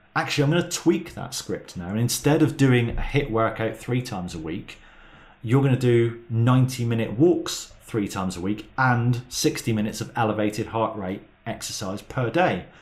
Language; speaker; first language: English; native; English